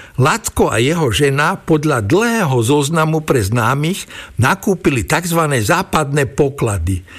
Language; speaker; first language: Slovak; native; Slovak